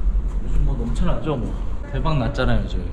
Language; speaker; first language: Korean; native; Korean